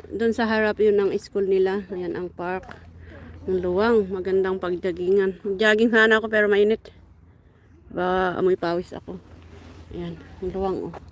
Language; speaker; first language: Filipino; native; Filipino